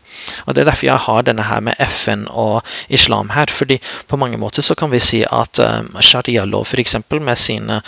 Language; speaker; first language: Norwegian; non-native, fluent; English